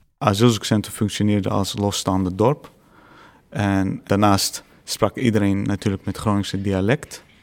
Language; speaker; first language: Dutch; early bilingual, other home language; Azerbaijani